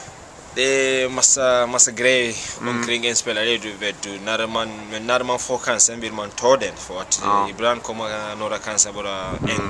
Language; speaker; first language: Swedish; non-native, fluent; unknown